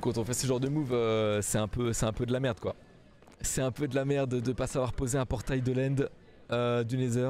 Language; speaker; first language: French; native; French